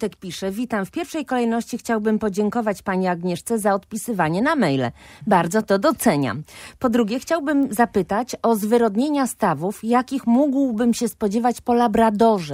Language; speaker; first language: Polish; native; Polish